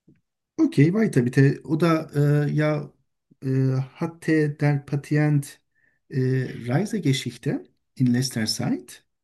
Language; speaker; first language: German; non-native, learner; Turkish